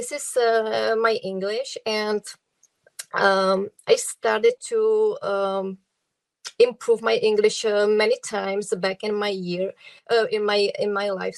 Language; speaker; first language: English; non-native, fluent; Czech